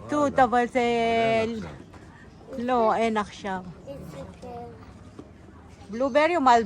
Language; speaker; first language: Hebrew; non-native, learner; Filipino